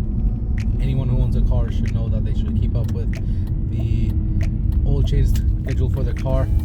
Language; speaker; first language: English; native; English